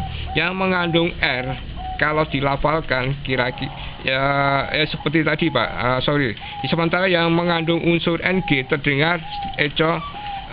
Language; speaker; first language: Indonesian; non-native, local second language; Javanese